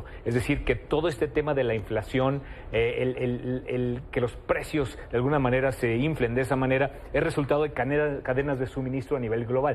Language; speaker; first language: Spanish; native; Spanish